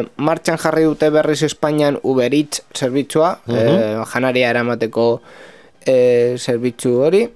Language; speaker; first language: Basque; non-native, local second language; Spanish